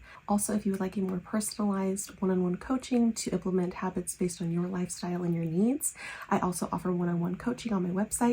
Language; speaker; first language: English; native; English